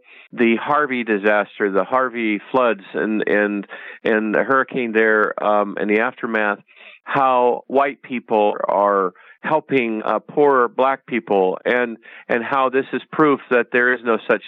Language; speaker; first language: English; native; English